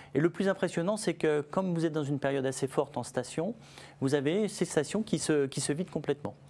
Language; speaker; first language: French; native; French